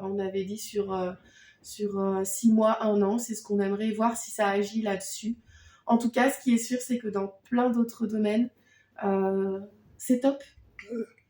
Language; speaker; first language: French; native; French